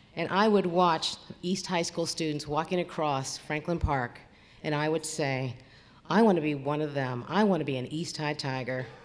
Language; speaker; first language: English; native; English